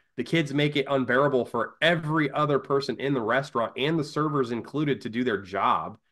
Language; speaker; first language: English; native; English